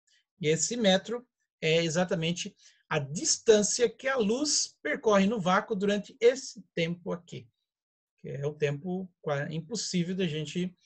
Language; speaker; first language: Portuguese; native; Portuguese